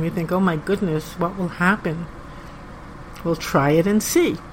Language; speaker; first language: English; native; English